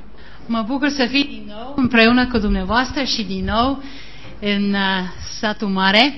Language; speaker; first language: Romanian; non-native, learner; English